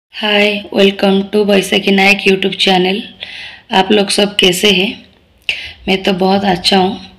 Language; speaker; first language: Hindi; non-native, local second language; Odia